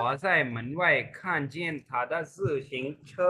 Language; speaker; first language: Chinese; non-native, fluent; Urdu